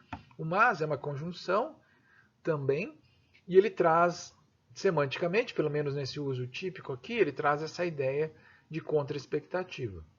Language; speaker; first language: Portuguese; native; Portuguese